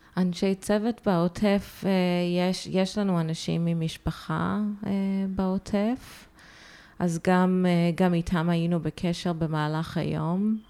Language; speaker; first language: Hebrew; early bilingual, heritage; Hebrew